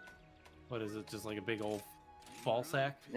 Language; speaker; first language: English; native; English